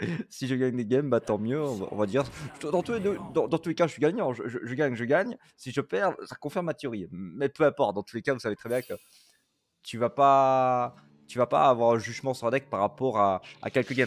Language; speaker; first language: French; native; French